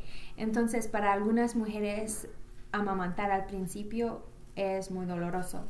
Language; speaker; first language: Spanish; early bilingual, heritage; Spanish